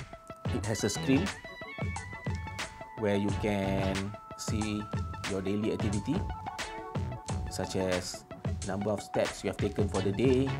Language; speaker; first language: English; non-native, local second language; Malay